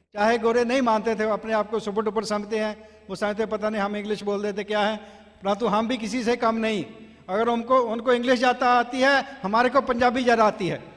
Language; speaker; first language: Hindi; non-native, local second language; Punjabi